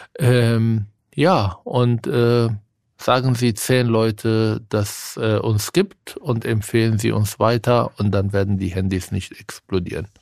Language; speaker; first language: German; non-native, fluent; Arabic